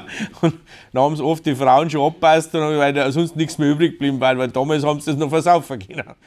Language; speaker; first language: German; native; German